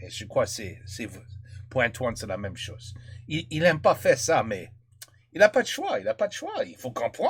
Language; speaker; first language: French; non-native, learner; English